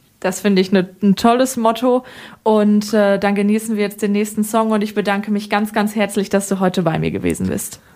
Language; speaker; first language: German; native; German